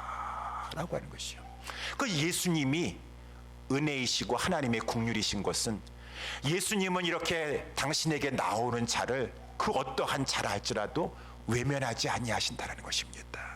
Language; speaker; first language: Korean; native; Korean